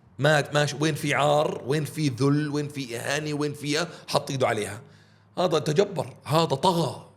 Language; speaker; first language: Arabic; early bilingual, heritage; Arabic